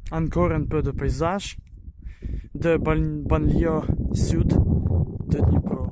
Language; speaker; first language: French; non-native, learner; Ukrainian